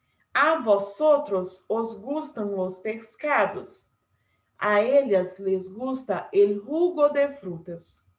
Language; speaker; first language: Spanish; non-native, fluent; Portuguese